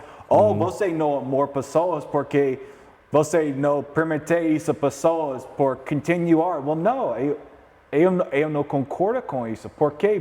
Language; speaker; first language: Portuguese; non-native, learner; English